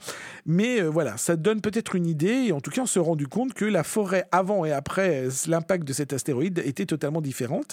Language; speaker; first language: French; native; French